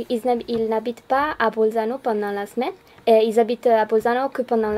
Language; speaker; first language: French; non-native, fluent; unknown